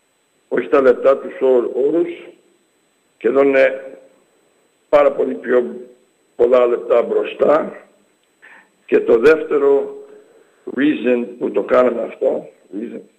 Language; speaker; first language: Greek; early bilingual, heritage; English